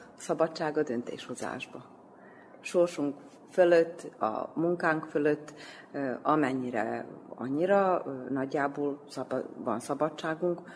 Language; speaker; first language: Hungarian; native; Hungarian